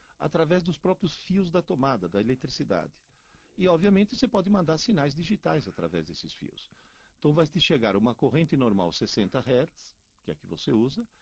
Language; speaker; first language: Portuguese; non-native, fluent; Italian